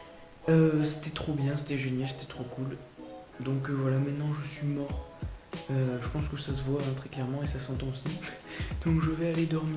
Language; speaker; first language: French; native; French